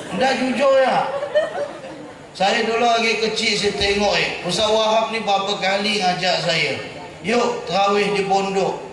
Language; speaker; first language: Malay; native; Malay